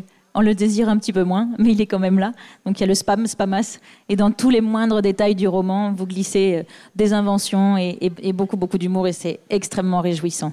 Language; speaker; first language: French; native; French